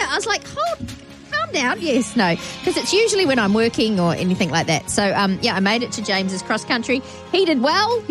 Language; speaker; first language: English; native; English